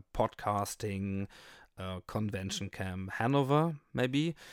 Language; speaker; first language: English; non-native, fluent; German